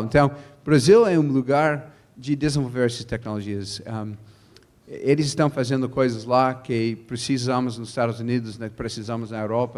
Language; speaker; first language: Portuguese; non-native, fluent; English